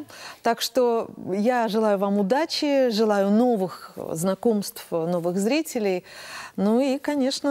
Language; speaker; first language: Russian; native; Russian